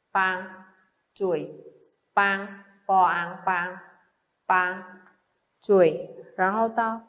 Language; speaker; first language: Chinese; non-native, fluent; Khmer